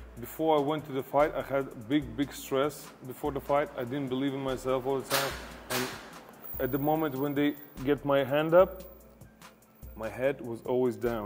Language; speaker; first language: English; non-native, fluent; Lithuanian